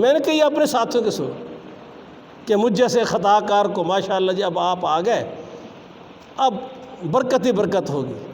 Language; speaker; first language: Urdu; non-native, local second language; Punjabi